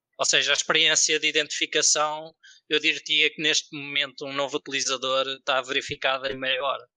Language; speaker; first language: Portuguese; native; Portuguese